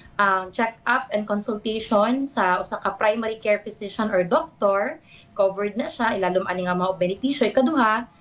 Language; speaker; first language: Cebuano; native; Cebuano